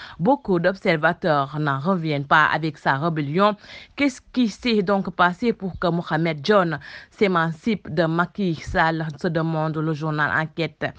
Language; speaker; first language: French; non-native, local second language; Wolof